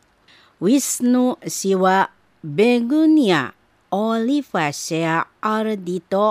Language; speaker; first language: Japanese; non-native, fluent; Indonesian